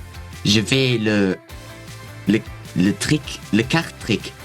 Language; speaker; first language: French; non-native, learner; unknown